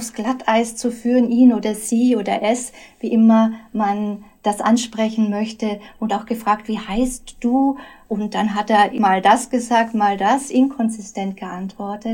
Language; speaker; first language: German; native; German